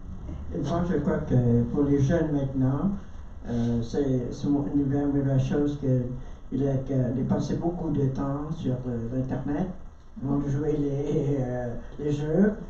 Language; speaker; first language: French; non-native, learner; Vietnamese